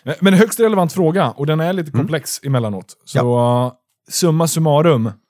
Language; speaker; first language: Swedish; native; Swedish